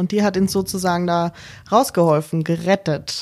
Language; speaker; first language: German; native; German